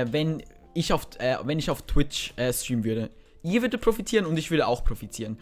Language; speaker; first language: German; native; German